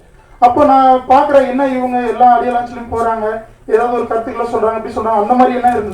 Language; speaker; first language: Tamil; native; Tamil